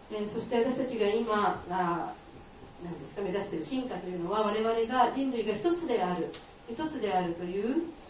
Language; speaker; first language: Japanese; native; Japanese